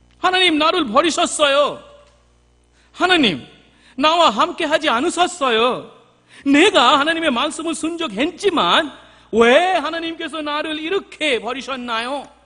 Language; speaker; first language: Korean; non-native, fluent; Bangla